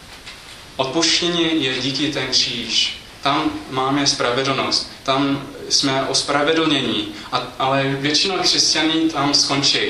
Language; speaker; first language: Czech; non-native, fluent; English